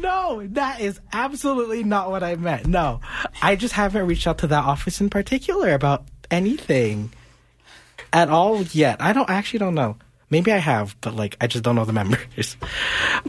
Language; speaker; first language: English; native; English